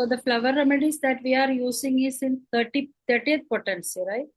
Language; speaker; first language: English; non-native, local second language; Malayalam